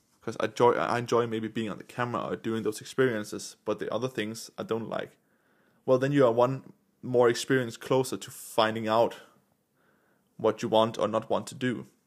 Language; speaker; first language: English; non-native, fluent; Danish